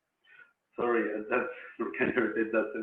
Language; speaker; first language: English; non-native, learner; Spanish